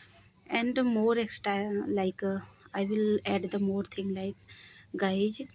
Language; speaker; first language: English; non-native, learner; Hindi